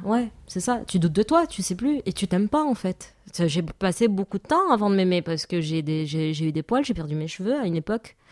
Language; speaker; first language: French; non-native, local second language; Arabic